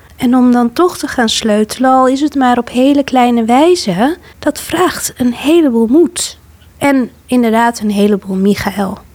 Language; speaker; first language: Dutch; native; Dutch